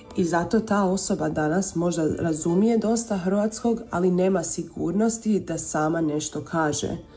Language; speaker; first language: Croatian; early bilingual, heritage; Croatian